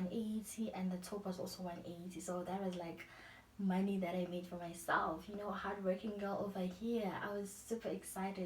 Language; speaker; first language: English; non-native, local second language; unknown